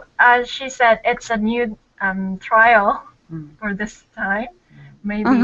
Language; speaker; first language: English; non-native, learner; Korean